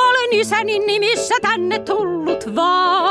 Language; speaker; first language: Finnish; native; Finnish